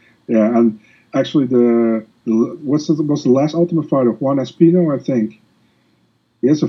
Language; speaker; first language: English; non-native, fluent; Dutch